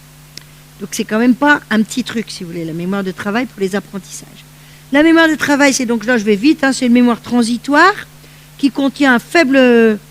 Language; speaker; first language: French; native; French